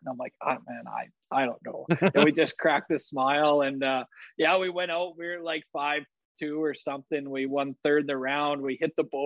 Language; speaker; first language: English; native; English